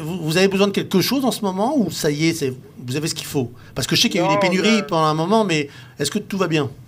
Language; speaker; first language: French; native; French